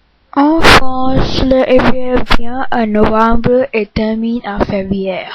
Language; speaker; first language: French; non-native, learner; English